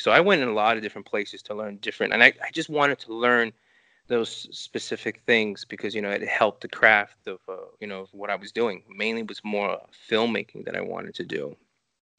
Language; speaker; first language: English; early bilingual, other home language; Spanish